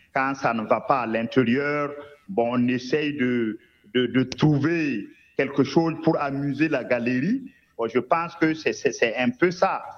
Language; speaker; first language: French; non-native, local second language; Mossi